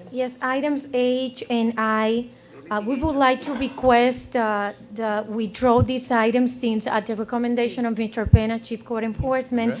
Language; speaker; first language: English; non-native, fluent; Spanish